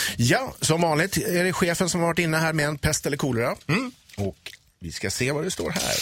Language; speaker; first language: Swedish; native; Swedish